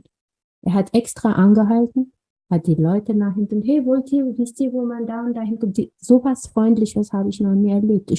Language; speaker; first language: German; non-native, fluent; Amharic